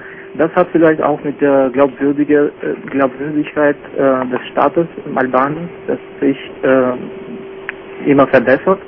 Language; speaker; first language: German; non-native, fluent; Albanian